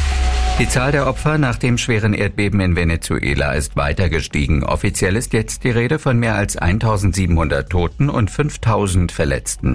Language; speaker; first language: German; native; German